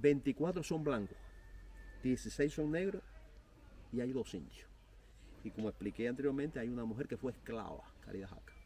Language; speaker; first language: Spanish; native; Spanish